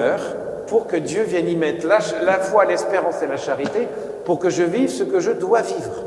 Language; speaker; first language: French; native; French